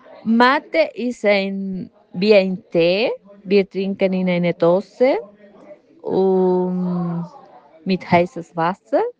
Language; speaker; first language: German; non-native, learner; Spanish